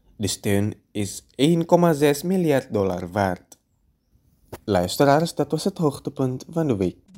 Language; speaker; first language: Dutch; non-native, fluent; Indonesian